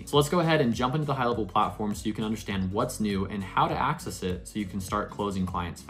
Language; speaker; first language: English; native; English